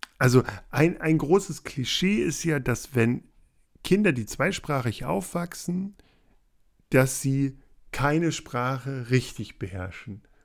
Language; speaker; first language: German; native; German